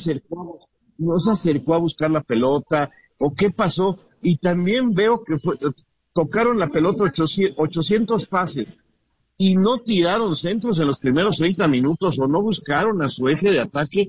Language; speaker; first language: Spanish; native; Spanish